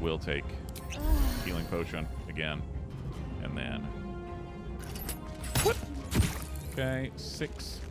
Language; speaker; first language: English; native; English